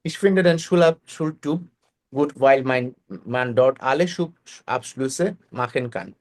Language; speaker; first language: German; non-native, fluent; Bangla